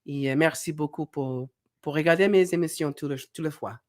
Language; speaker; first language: French; non-native, learner; English